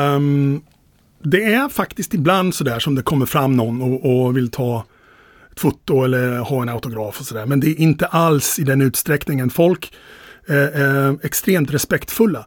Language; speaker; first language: Swedish; native; Swedish